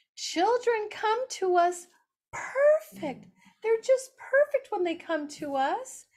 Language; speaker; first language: English; native; English